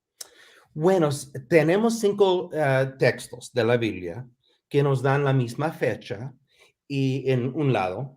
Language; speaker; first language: Spanish; non-native, fluent; English